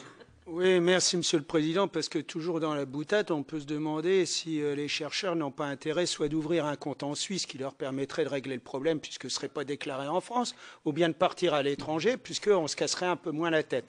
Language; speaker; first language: French; native; French